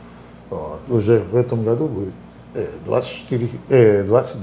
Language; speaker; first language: Russian; non-native, fluent; Spanish